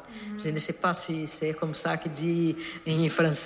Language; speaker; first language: French; non-native, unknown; Portuguese